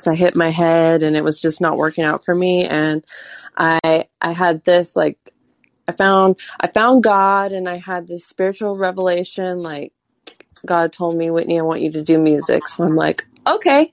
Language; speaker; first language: English; native; English